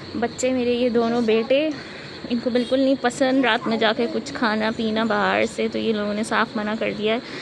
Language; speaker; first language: Urdu; native; Urdu